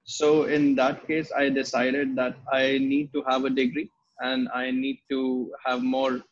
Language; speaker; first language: Hindi; native; Hindi